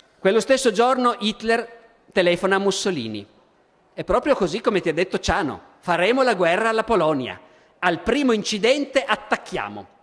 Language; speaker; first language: Italian; native; Italian